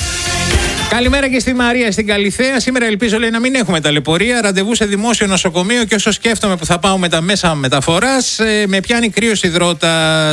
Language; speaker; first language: Greek; native; Greek